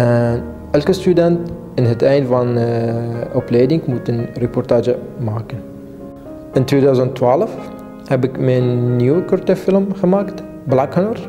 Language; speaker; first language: Dutch; non-native, learner; Kurdish